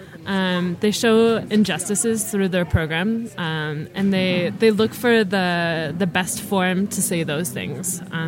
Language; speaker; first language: English; native; English